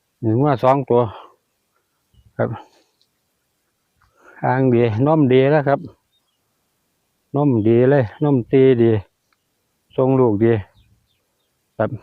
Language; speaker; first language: Thai; non-native, local second language; Lao